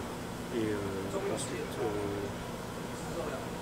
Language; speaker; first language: French; early bilingual, other home language; Min Nan Chinese